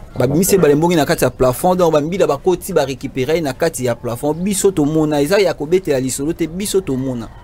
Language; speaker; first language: Lingala; native; Lingala